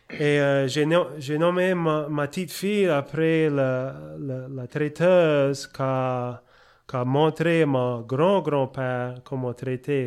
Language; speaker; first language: French; early bilingual, heritage; French